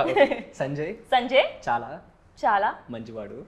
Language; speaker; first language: Telugu; native; Telugu